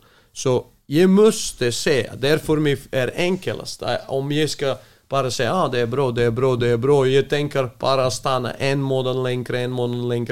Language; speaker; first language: Swedish; non-native, fluent; Serbian